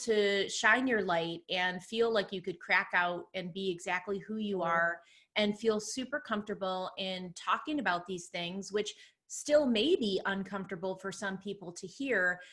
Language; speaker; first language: English; native; English